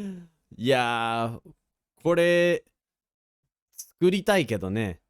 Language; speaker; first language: Japanese; non-native, fluent; English